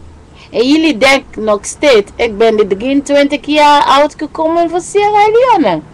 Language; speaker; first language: Dutch; non-native, learner; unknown